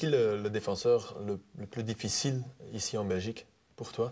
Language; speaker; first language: French; non-native, local second language; Dutch